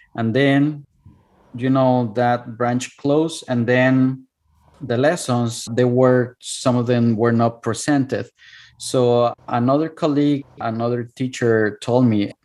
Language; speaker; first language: English; non-native, fluent; Spanish